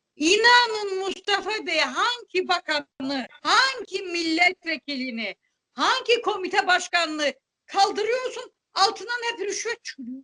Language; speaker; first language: Turkish; non-native, fluent; Azerbaijani